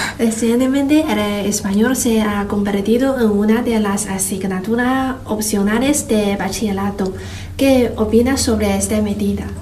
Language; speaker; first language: Spanish; non-native, fluent; Chinese